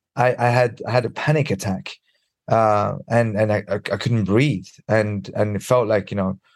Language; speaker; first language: English; early bilingual, other home language; Swedish